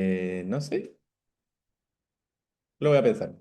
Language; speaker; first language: Spanish; native; Spanish